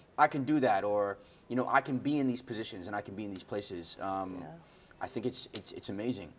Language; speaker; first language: English; native; English